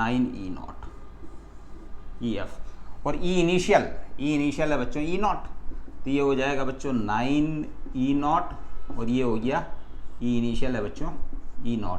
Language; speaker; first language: Hindi; native; Hindi